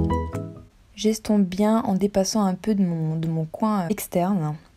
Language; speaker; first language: French; native; French